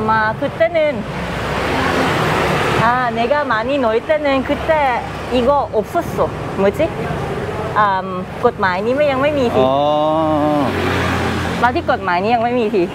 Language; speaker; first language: Korean; non-native, fluent; Thai